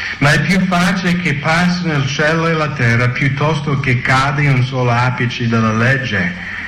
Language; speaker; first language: Italian; non-native, fluent; English